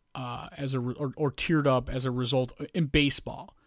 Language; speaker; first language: English; native; English